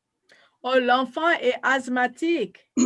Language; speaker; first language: French; non-native, fluent; English